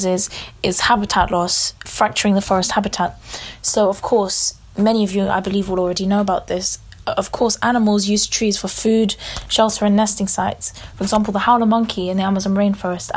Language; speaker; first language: English; native; English